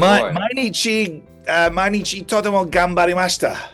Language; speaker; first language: Japanese; non-native, learner; English